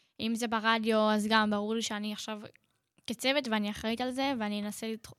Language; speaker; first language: Hebrew; native; Hebrew